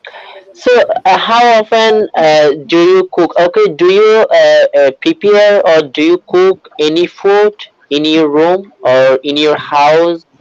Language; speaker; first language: English; non-native, learner; Bangla